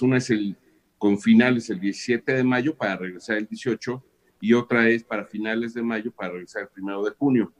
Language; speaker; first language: Spanish; native; Spanish